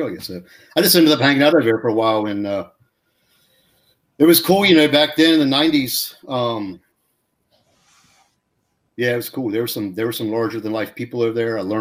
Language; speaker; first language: English; native; English